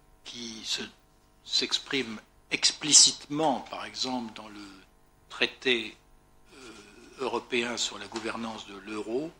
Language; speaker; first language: French; native; French